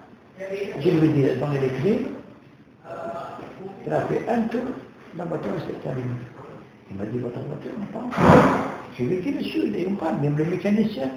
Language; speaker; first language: French; non-native, local second language; Kabyle